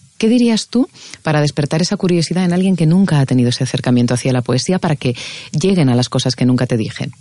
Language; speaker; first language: Spanish; native; Spanish